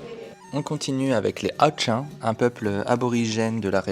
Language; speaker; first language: French; native; French